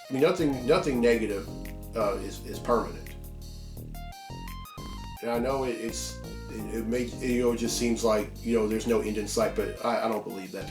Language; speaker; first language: English; native; English